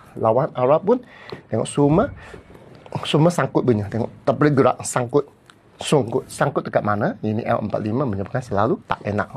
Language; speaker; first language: Malay; non-native, local second language; Cantonese